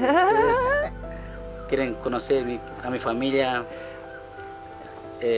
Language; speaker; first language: Spanish; non-native, local second language; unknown